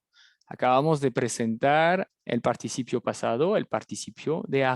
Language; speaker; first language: Spanish; non-native, fluent; French